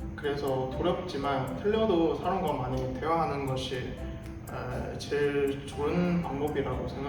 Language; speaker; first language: Korean; non-native, fluent; Chinese